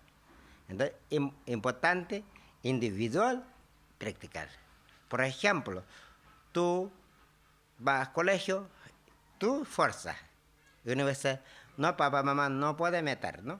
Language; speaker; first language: Spanish; non-native, learner; Tibetan